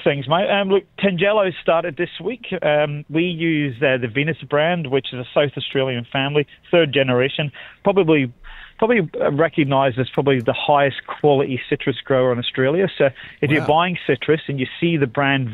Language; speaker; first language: English; native; English